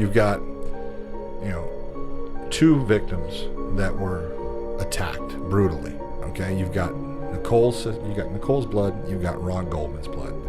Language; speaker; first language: English; native; English